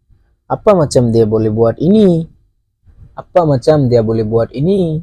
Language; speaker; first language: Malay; non-native, learner; Bangla